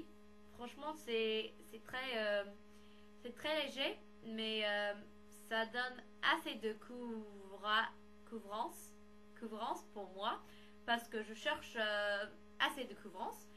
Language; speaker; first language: French; non-native, learner; English